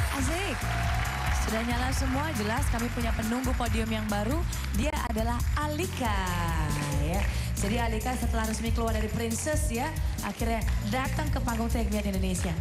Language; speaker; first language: Indonesian; native; Indonesian